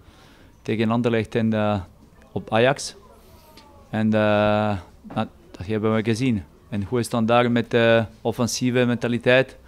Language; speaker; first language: Dutch; non-native, fluent; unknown